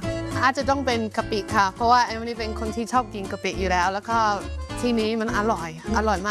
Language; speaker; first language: Thai; non-native, fluent; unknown